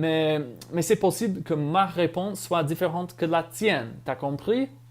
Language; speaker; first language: French; non-native, fluent; English